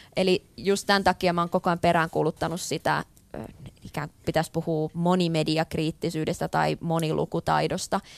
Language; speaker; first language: Finnish; native; Finnish